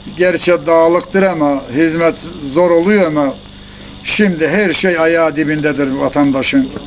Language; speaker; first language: Turkish; native; Turkish